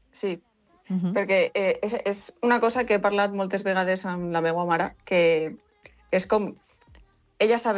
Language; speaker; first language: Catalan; non-native, local second language; Spanish